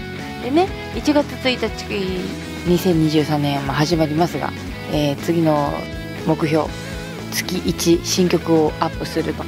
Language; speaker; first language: Japanese; native; Japanese